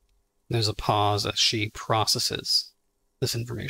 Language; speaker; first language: English; native; English